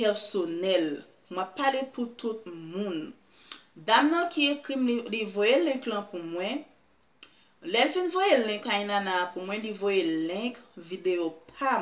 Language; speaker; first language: French; non-native, local second language; Haitian Creole